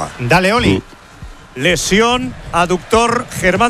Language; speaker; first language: Spanish; native; Spanish